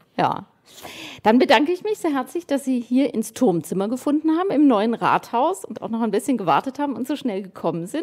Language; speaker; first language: German; native; German